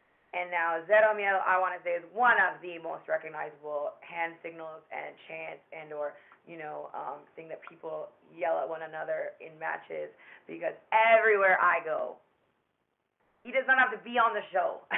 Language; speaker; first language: English; native; English